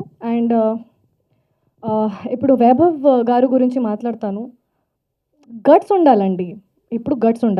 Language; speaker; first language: Telugu; non-native, fluent; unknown